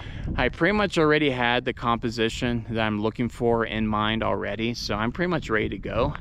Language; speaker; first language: English; native; English